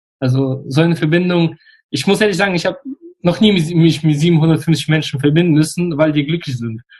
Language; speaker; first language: German; non-native, fluent; Russian